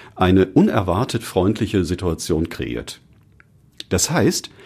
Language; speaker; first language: German; native; German